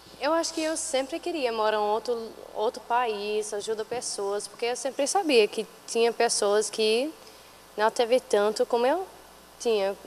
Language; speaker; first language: Portuguese; non-native, fluent; English